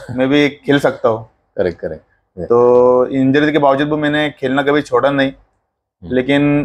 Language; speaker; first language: Hindi; non-native, local second language; Marathi